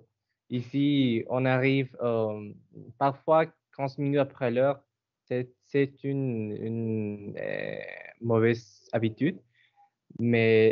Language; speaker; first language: French; non-native, learner; Spanish